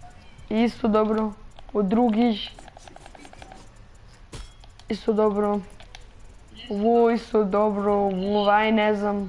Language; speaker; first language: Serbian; early bilingual, heritage; Serbian